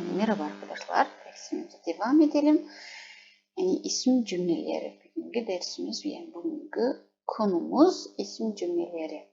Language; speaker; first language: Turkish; non-native, fluent; Kazakh